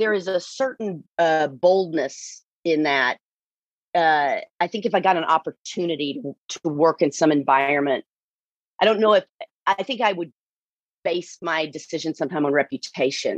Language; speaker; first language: English; native; English